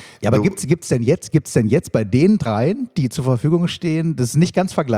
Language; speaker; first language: German; native; German